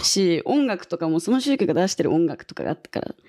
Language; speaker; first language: Japanese; early bilingual, other home language; English